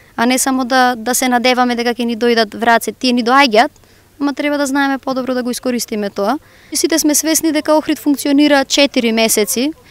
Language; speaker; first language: Macedonian; native; Macedonian